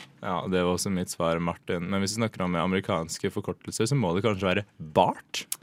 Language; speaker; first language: Norwegian; native; Norwegian